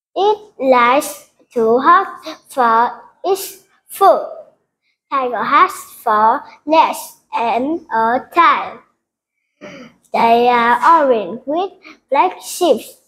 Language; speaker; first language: English; non-native, learner; Vietnamese